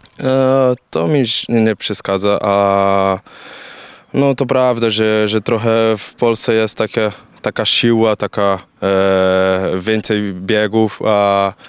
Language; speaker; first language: Polish; non-native, learner; Portuguese